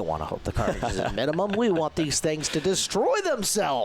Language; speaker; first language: English; native; English